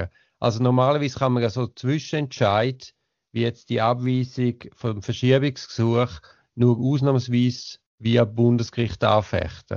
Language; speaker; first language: German; native; German